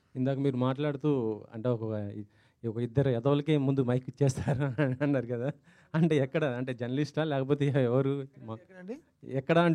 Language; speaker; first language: Telugu; native; Telugu